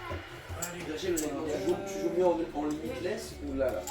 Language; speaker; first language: French; native; French